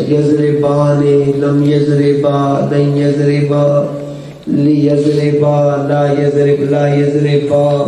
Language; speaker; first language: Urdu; non-native, local second language; Brahui